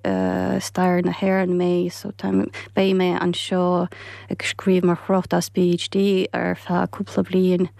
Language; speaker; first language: Irish; non-native, fluent; Ukrainian